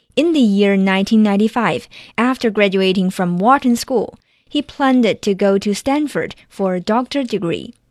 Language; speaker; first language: English; non-native, fluent; Chinese